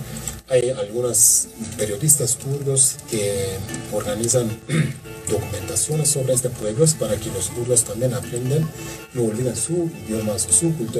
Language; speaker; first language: Spanish; non-native, learner; Kurdish